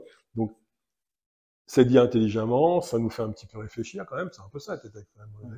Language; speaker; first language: French; native; French